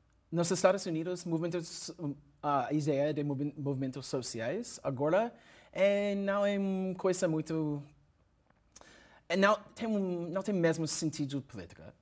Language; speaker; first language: Portuguese; non-native, learner; English